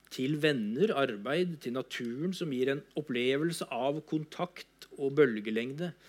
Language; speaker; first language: Norwegian; native; Norwegian